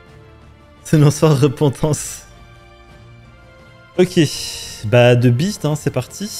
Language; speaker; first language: French; native; French